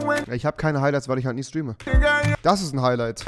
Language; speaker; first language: German; native; German